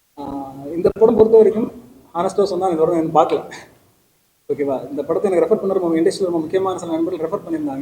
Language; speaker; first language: Tamil; native; Tamil